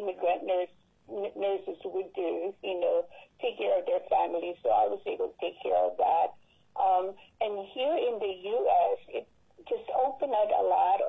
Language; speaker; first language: English; non-native, local second language; Filipino